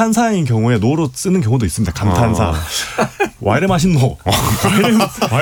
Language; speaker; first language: Korean; native; Korean